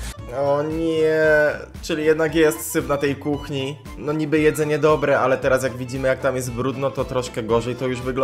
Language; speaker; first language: Polish; native; Polish